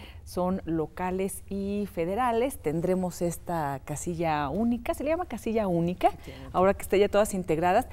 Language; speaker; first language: Spanish; native; Spanish